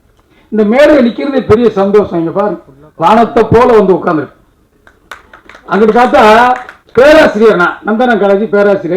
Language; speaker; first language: Tamil; native; Tamil